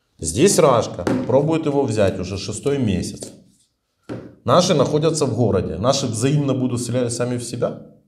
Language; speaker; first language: Russian; native; Russian